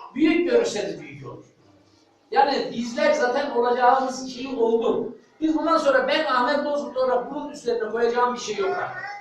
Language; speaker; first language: Turkish; native; Turkish